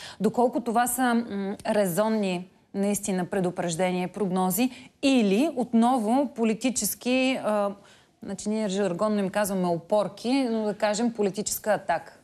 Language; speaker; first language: Bulgarian; native; Bulgarian